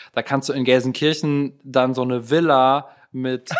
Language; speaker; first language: German; native; German